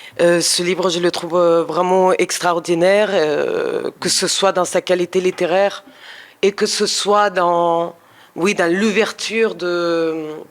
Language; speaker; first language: French; non-native, fluent; Russian